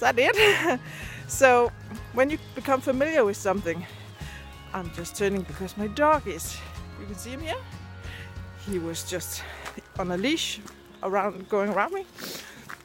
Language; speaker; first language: English; non-native, fluent; Danish